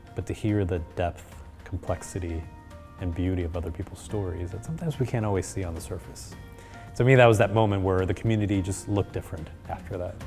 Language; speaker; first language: English; early bilingual, other home language; Spanish